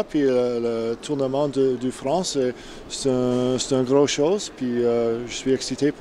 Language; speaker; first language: French; non-native, learner; English